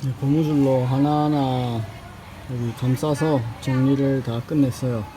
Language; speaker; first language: Korean; native; Korean